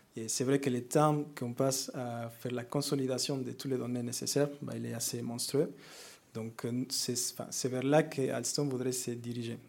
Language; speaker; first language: French; non-native, fluent; Spanish